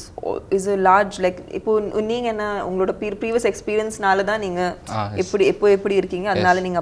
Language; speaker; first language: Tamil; non-native, local second language; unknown